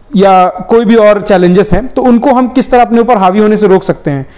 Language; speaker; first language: Hindi; native; Hindi